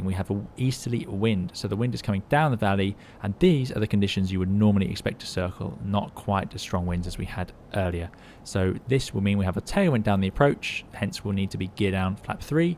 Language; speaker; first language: English; native; English